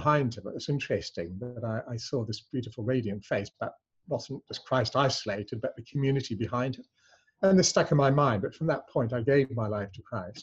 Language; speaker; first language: English; native; English